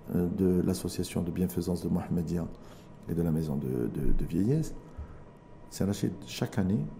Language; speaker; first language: French; non-native, local second language; Arabic